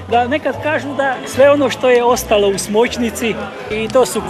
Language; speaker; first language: Serbian; native; Serbian